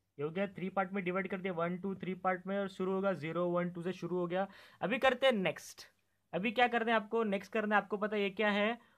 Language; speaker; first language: Hindi; non-native, local second language; Marathi